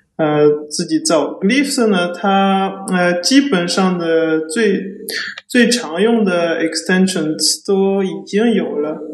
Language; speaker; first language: Chinese; early bilingual, heritage; Chinese